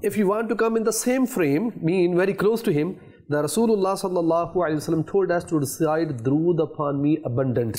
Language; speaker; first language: English; non-native, local second language; Urdu